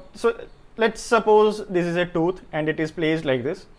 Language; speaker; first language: English; non-native, local second language; Malayalam